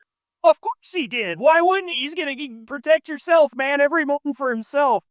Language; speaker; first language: English; native; English